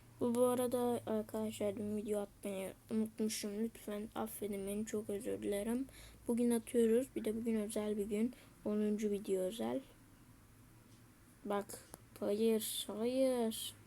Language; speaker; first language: Turkish; native; Turkish